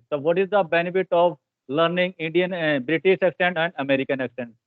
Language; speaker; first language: English; non-native, learner; Hindi